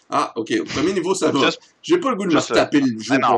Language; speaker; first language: French; native; French